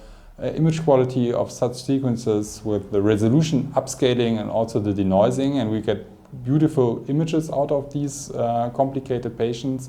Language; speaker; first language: English; non-native, fluent; German